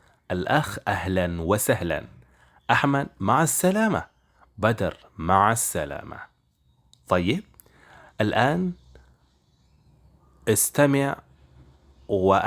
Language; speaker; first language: Arabic; non-native, fluent; Indonesian